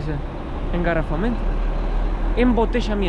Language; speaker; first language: Spanish; native; Spanish